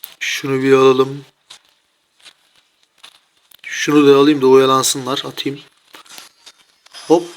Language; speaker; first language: Turkish; native; Turkish